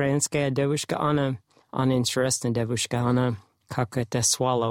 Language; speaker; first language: Russian; non-native, learner; English